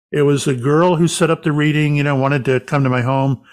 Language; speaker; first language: English; native; English